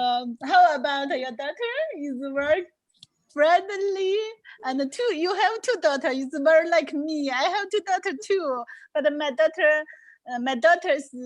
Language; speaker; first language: English; non-native, learner; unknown